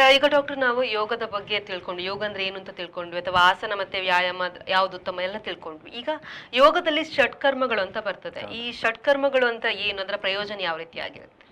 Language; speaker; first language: Kannada; native; Kannada